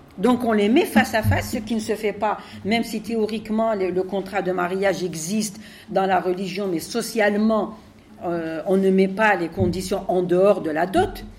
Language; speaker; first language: French; non-native, local second language; Arabic